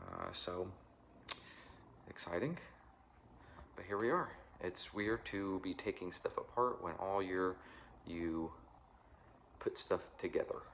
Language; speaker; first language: English; native; English